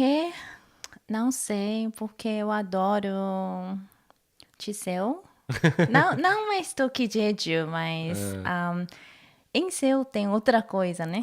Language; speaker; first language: Portuguese; non-native, learner; Korean